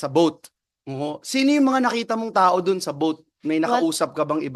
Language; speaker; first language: Filipino; native; Filipino